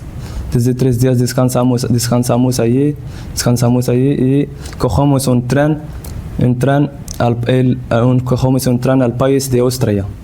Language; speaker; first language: Spanish; non-native, learner; Central Atlas Tamazight